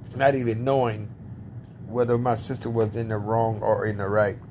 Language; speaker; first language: English; native; English